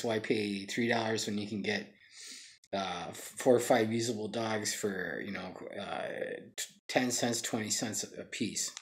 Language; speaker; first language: English; native; English